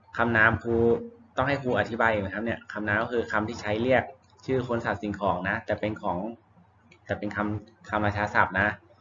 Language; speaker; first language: Thai; native; Thai